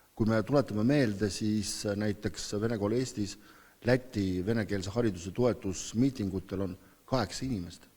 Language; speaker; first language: Estonian; non-native, local second language; Russian